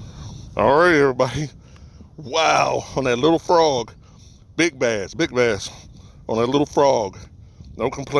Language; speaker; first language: English; native; English